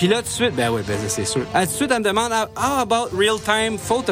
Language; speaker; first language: French; native; French